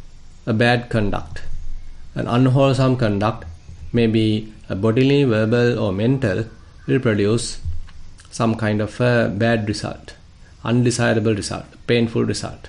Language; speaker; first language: English; non-native, local second language; Sinhala